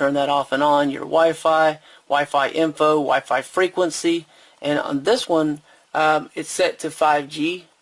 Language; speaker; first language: English; native; English